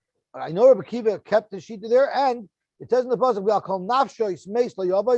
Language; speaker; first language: English; native; English